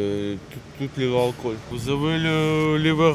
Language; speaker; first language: French; non-native, learner; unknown